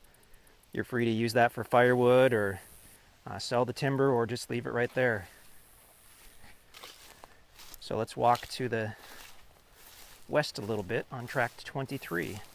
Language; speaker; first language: English; native; English